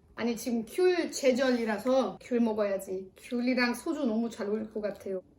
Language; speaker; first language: Korean; non-native, fluent; German